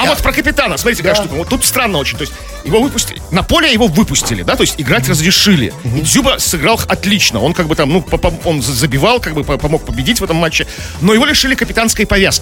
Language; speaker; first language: Russian; native; Russian